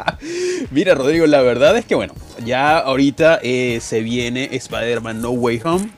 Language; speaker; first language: Spanish; native; Spanish